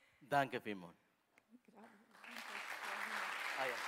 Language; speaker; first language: German; non-native, learner; Spanish